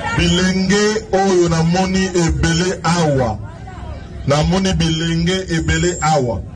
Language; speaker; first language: Lingala; native; Lingala